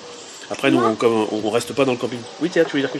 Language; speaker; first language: French; native; French